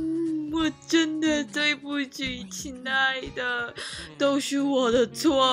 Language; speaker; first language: Chinese; non-native, learner; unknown